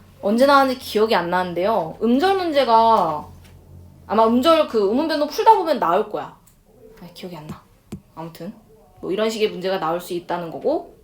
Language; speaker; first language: Korean; native; Korean